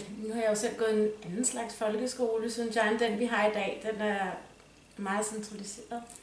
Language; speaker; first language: Danish; native; Danish